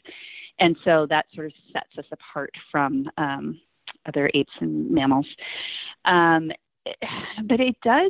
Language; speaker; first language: English; native; English